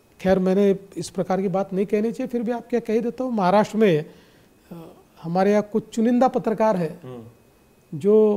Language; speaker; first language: Hindi; non-native, local second language; Marathi